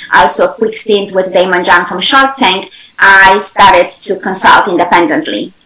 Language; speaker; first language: English; non-native, fluent; Romanian